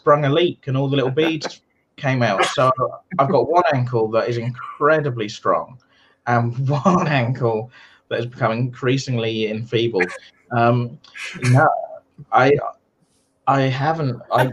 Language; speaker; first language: English; native; English